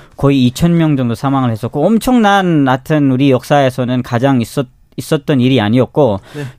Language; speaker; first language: Korean; non-native, fluent; Urdu